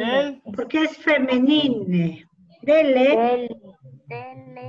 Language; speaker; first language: Italian; non-native, learner; Spanish